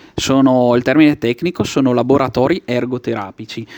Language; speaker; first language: Italian; native; Italian